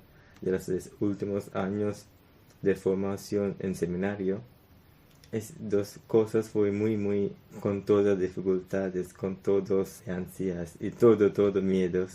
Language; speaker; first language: Spanish; non-native, learner; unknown